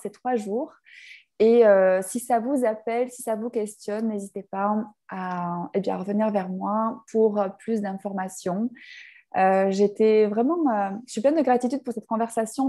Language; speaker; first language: French; native; French